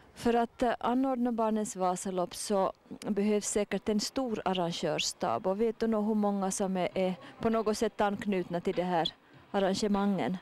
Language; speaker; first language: Swedish; native; Swedish